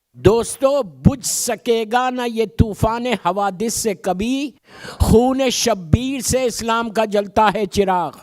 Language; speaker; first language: Urdu; native; Urdu